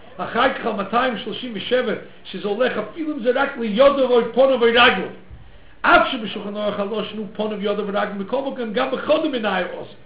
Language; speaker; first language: Hebrew; non-native, fluent; English